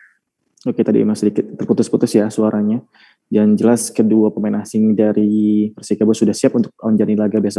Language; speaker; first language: Indonesian; native; Indonesian